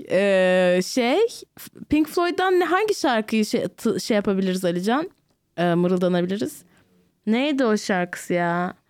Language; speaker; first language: Turkish; early bilingual, heritage; Turkish